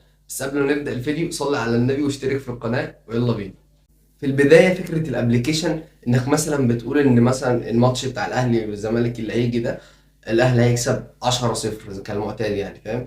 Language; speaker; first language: Arabic; native; Arabic